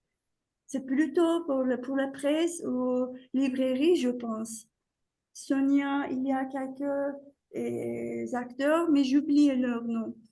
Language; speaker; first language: French; non-native, fluent; Turkish